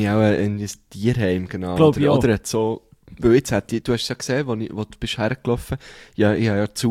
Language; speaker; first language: German; native; German